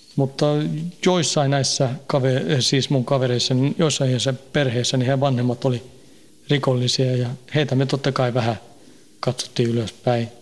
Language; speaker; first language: Finnish; early bilingual, heritage; Finnish